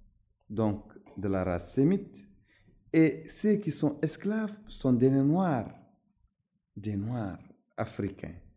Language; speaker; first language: French; non-native, local second language; Arabic